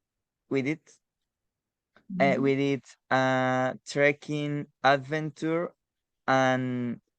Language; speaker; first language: English; non-native, learner; Spanish